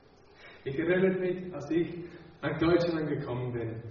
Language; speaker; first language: German; non-native, fluent; English